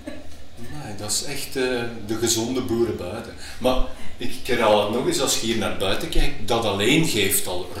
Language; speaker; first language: Dutch; native; Dutch